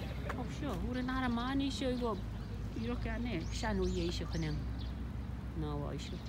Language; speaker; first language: Korean; non-native, learner; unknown